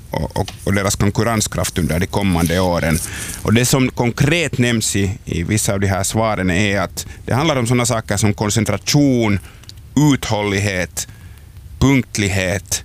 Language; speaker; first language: Swedish; native; Swedish